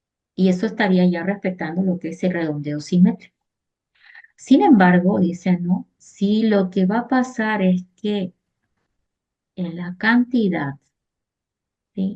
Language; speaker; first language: Spanish; native; Spanish